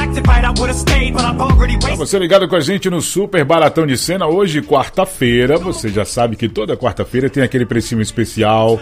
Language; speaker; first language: Portuguese; native; Portuguese